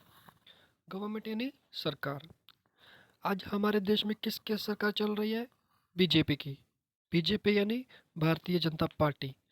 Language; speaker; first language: Hindi; native; Hindi